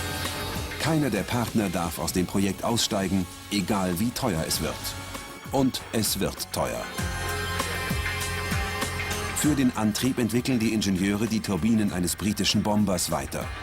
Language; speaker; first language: German; native; German